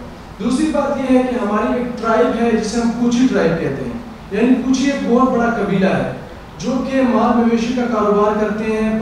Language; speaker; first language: Urdu; non-native, local second language; Pashto